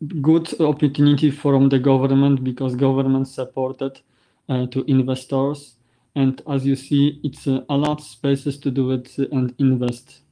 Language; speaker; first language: English; non-native, learner; Polish